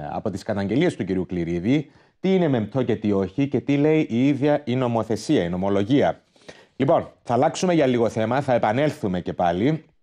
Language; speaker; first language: Greek; native; Greek